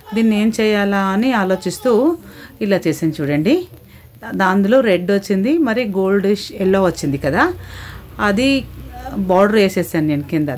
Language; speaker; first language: Telugu; non-native, local second language; Kannada